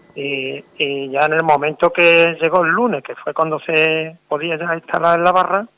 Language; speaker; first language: Spanish; native; Spanish